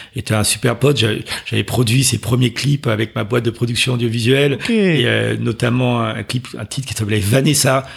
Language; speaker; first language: French; native; French